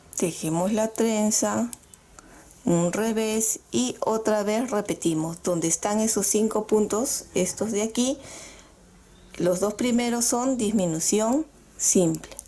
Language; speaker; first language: Spanish; native; Spanish